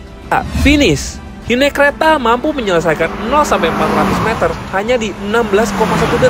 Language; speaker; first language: Indonesian; native; Indonesian